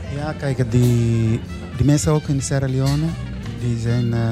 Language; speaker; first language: Dutch; non-native, fluent; Portuguese